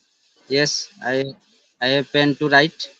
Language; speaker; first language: English; non-native, learner; Odia